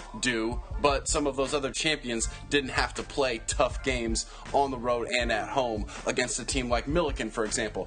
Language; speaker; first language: English; native; English